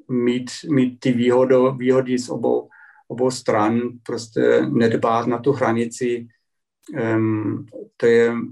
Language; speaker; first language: Czech; non-native, fluent; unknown